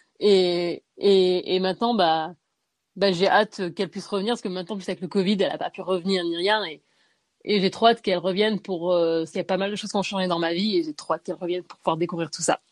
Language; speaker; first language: French; native; French